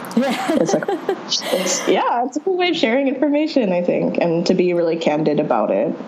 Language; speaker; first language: English; early bilingual, other home language; Cebuano